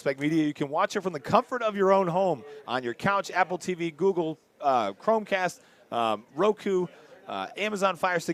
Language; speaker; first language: English; native; English